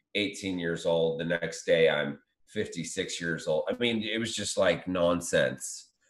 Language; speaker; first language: English; native; English